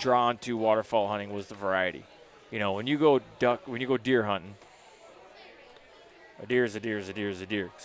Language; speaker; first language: English; native; English